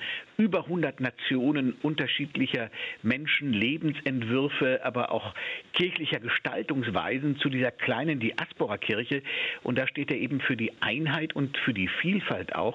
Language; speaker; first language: German; native; German